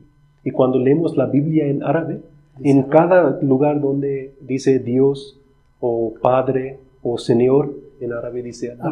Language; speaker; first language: Spanish; non-native, fluent; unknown